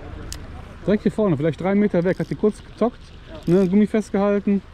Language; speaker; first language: German; native; German